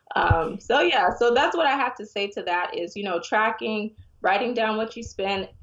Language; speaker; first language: English; native; English